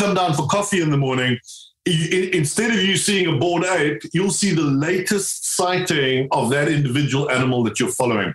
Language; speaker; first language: English; native; English